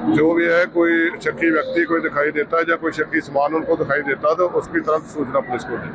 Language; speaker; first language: Hindi; non-native, local second language; Punjabi